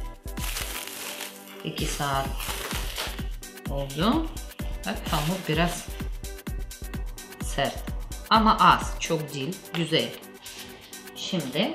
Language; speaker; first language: Turkish; non-native, learner; Russian